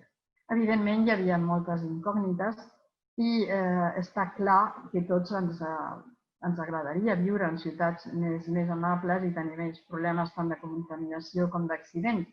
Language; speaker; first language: Catalan; native; Catalan